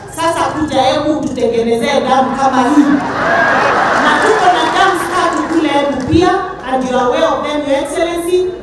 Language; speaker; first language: Swahili; non-native, local second language; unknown